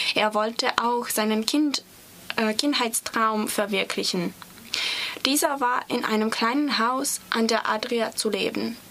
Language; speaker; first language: German; non-native, fluent; Serbian